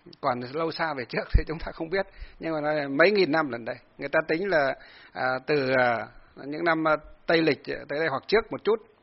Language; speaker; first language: Vietnamese; native; Vietnamese